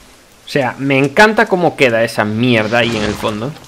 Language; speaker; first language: Spanish; native; Spanish